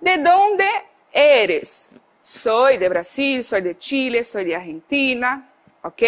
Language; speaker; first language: Spanish; non-native, fluent; Portuguese